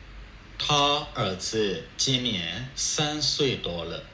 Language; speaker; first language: Chinese; non-native, fluent; Burmese